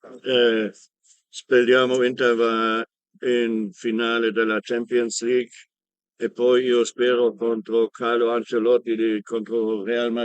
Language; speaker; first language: Italian; non-native, learner; German